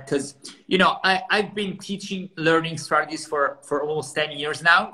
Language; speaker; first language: English; non-native, fluent; Italian